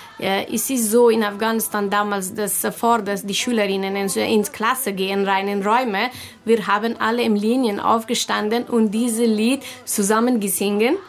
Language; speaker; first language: German; non-native, learner; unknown